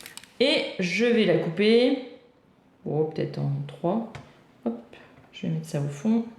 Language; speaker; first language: French; native; French